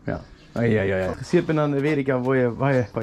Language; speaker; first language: Dutch; non-native, learner; German